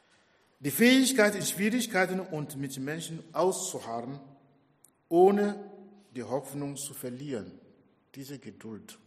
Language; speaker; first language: German; non-native, fluent; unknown